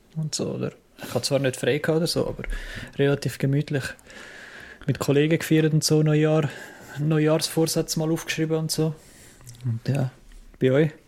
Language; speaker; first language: German; native; German